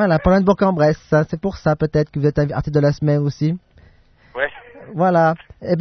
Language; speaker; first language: French; native; French